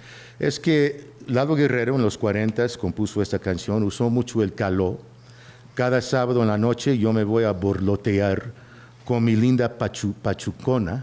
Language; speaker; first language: Spanish; early bilingual, heritage; Spanish